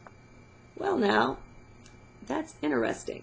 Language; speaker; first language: English; native; English